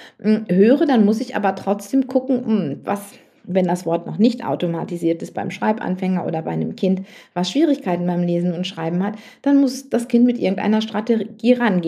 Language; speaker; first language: German; native; German